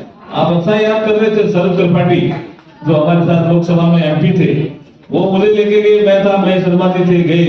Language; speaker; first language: Hindi; native; Hindi